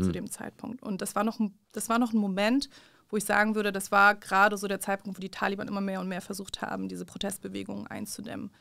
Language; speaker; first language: German; early bilingual, other home language; Persian